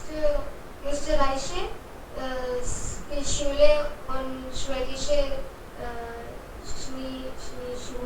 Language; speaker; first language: German; non-native, learner; Hindi